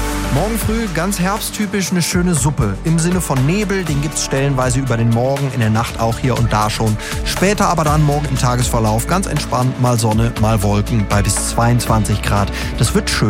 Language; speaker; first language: German; native; German